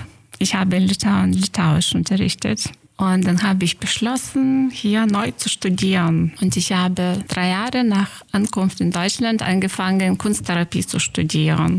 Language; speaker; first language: German; non-native, fluent; Lithuanian